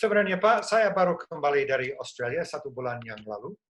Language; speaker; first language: Indonesian; non-native, fluent; English